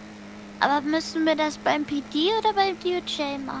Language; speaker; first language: German; native; German